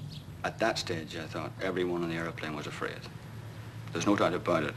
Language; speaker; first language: English; native; English